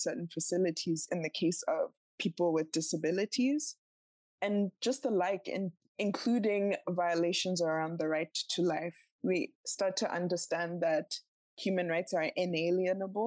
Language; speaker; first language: English; non-native, local second language; Tswana